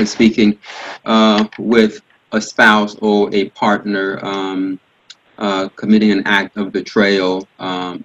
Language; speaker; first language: English; native; English